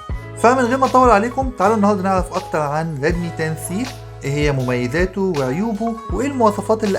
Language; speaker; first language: Arabic; native; Arabic